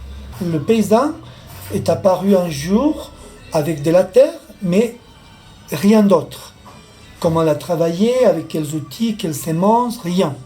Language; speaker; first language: French; non-native, fluent; Spanish